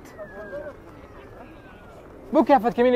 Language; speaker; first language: Turkish; non-native, learner; Arabic